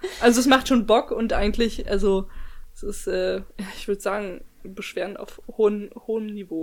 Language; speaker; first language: German; native; German